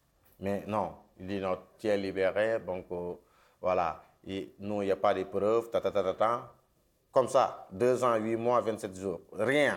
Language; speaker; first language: French; non-native, local second language; Wolof